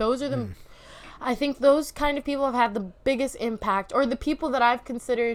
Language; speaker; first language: English; native; English